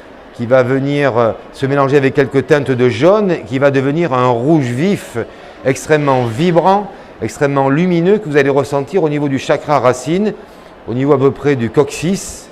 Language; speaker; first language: French; native; French